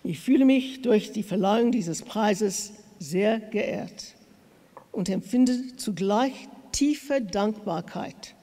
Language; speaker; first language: German; non-native, learner; English